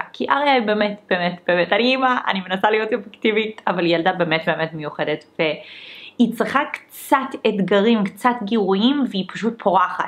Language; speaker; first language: Hebrew; early bilingual, other home language; English